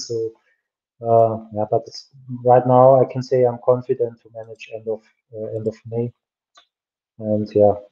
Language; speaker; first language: English; non-native, fluent; German